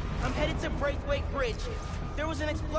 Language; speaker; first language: English; native; English